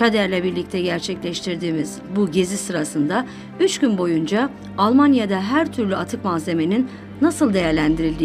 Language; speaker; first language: Turkish; native; Turkish